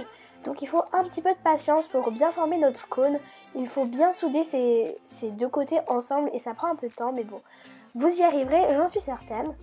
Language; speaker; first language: French; native; French